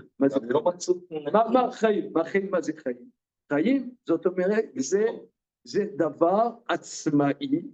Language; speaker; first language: Hebrew; non-native, fluent; French